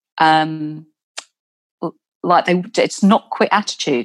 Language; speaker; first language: English; native; English